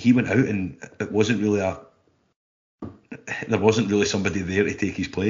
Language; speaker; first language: English; native; English